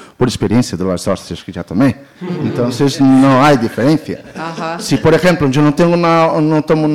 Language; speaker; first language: Spanish; non-native, learner; Portuguese